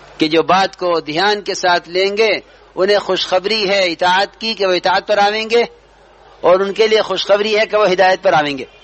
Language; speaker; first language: Urdu; native; Urdu